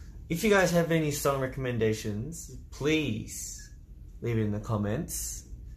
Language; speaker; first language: English; early bilingual, other home language; Korean